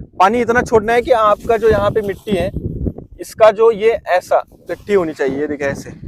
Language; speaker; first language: Hindi; non-native, local second language; Marathi